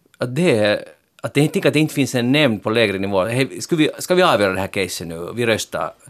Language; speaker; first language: Swedish; native; Swedish